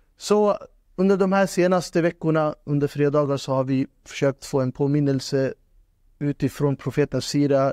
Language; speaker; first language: Swedish; non-native, fluent; Urdu